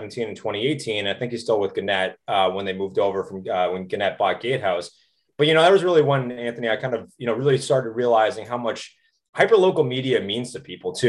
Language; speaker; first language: English; native; English